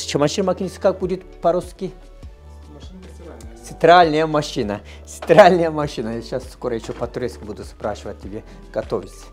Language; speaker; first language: Russian; non-native, fluent; Turkish